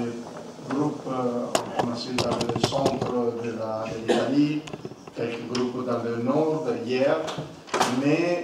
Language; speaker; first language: French; non-native, learner; Italian